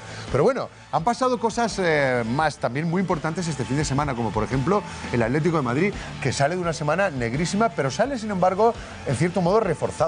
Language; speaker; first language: Spanish; native; Spanish